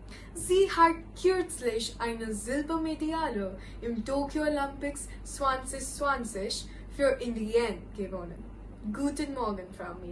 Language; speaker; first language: German; non-native, learner; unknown